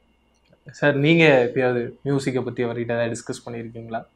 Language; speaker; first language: Tamil; native; Tamil